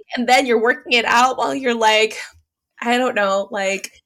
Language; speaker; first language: English; early bilingual, other home language; Filipino